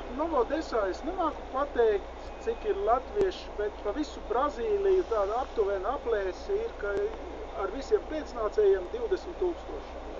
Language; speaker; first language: Latvian; early bilingual, heritage; Latvian